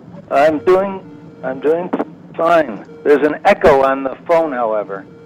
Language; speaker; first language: English; native; English